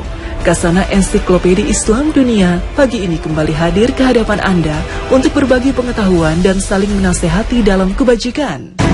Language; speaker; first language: Indonesian; native; Indonesian